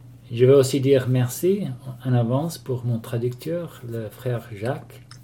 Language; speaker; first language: French; non-native, learner; English